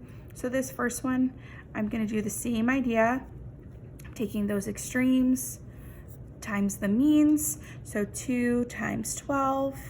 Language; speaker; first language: English; native; English